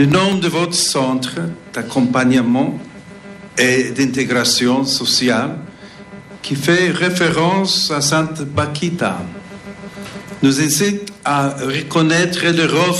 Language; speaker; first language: French; non-native, fluent; English